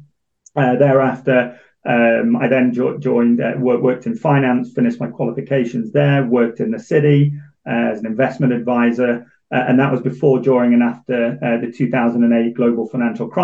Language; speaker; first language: English; native; English